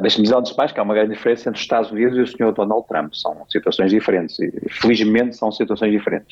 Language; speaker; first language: Portuguese; native; Portuguese